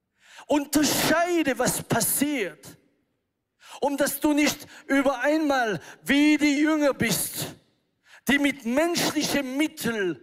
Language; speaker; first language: German; non-native, fluent; French